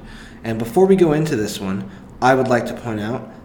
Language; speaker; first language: English; native; English